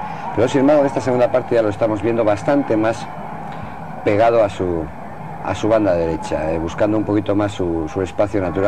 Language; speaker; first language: Spanish; native; Spanish